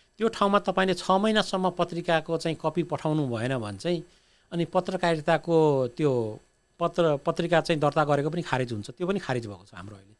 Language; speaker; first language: Nepali; native; Nepali